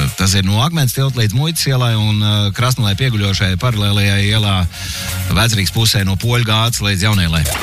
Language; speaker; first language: Latvian; native; Latvian